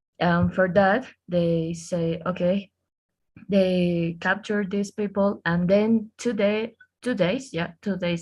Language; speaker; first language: English; non-native, learner; Spanish